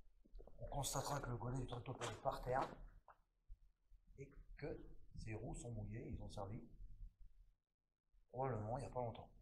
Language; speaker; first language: French; native; French